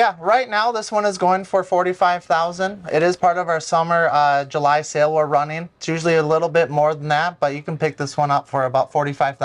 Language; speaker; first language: English; native; English